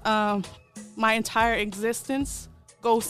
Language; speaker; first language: English; non-native, fluent; Polish